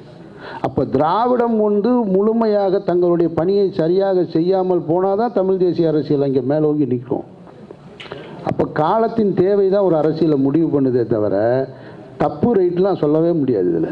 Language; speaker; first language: Tamil; native; Tamil